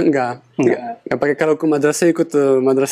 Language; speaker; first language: Indonesian; non-native, fluent; Pashto